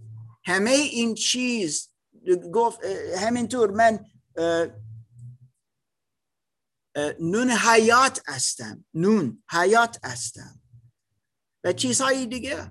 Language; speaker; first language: Persian; non-native, learner; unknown